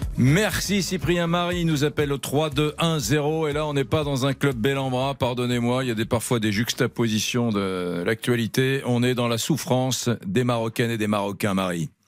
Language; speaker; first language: French; native; French